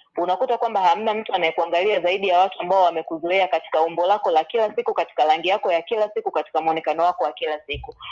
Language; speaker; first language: Swahili; native; Swahili